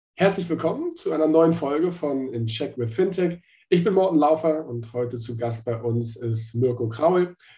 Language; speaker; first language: German; native; German